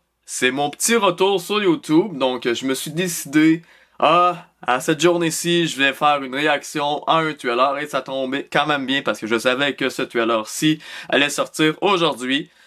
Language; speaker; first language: French; native; French